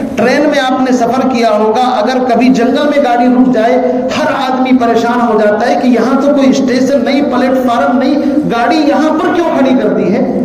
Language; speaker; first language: Urdu; native; Urdu